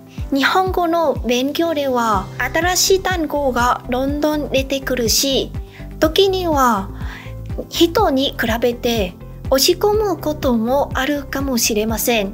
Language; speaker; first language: Japanese; non-native, learner; Vietnamese